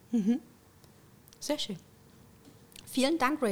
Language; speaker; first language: German; native; German